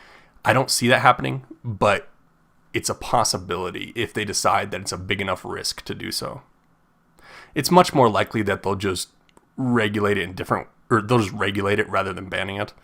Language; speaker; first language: English; native; English